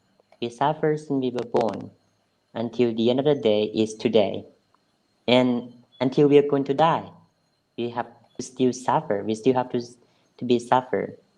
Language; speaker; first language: English; non-native, fluent; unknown